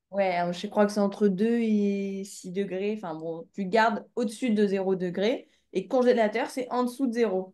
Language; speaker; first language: French; native; French